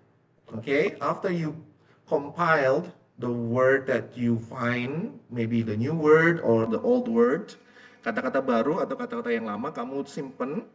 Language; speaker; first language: English; non-native, fluent; Indonesian